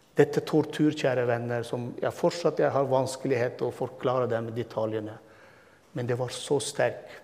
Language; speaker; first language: Norwegian; non-native, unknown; Turkmen